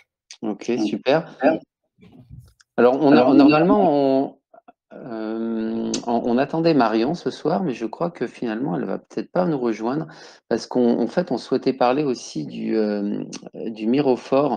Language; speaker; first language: French; native; French